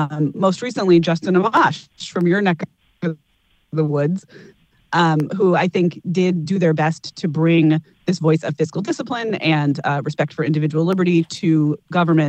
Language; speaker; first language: English; native; English